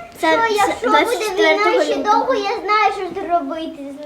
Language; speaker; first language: Ukrainian; non-native, local second language; Russian